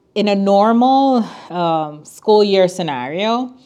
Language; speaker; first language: English; non-native, fluent; Spanish